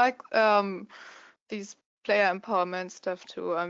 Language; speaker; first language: English; non-native, fluent; German